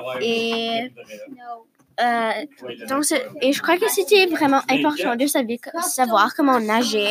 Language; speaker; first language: French; non-native, learner; English